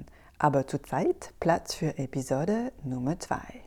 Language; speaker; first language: German; non-native, fluent; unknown